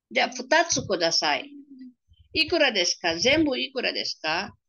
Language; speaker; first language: Japanese; non-native, fluent; Filipino